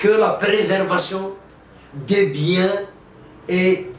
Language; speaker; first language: French; non-native, local second language; Arabic